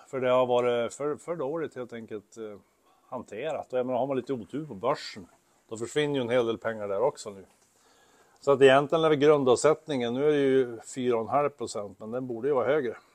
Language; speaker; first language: Swedish; native; Swedish